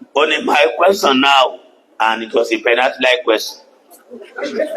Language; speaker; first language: English; non-native, local second language; Yoruba